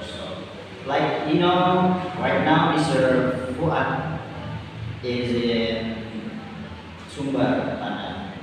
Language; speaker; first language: English; non-native, learner; Indonesian